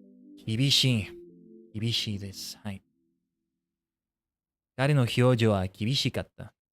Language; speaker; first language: Japanese; non-native, learner; English